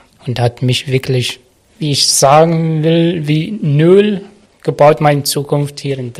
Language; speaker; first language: German; non-native, local second language; Arabic